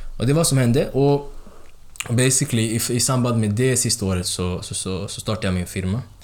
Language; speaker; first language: Swedish; early bilingual, other home language; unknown